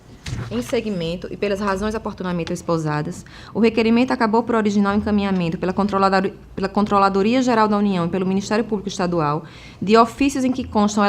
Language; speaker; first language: Portuguese; native; Portuguese